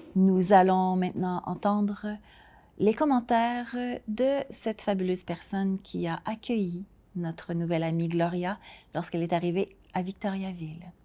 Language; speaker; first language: French; native; French